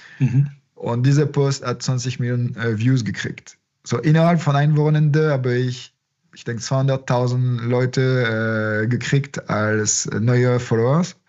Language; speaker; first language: German; non-native, fluent; French